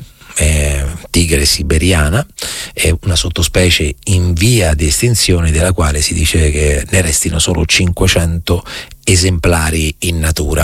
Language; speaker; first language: Italian; native; Italian